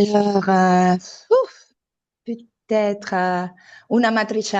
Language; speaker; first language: French; non-native, fluent; Italian